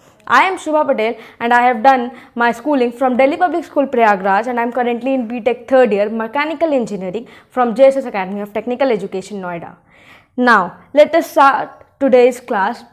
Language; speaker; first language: English; non-native, local second language; Hindi